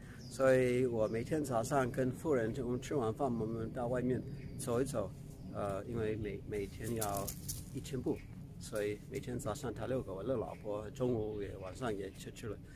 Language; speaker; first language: Chinese; non-native, fluent; English